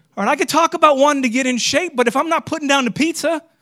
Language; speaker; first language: English; native; English